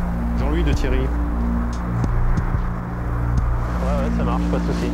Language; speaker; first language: French; native; French